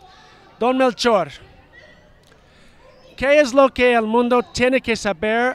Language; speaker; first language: Spanish; non-native, fluent; English